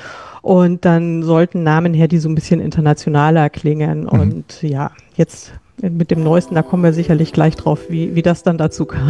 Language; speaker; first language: German; native; German